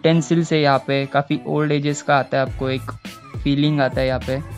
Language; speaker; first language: Hindi; non-native, local second language; Marathi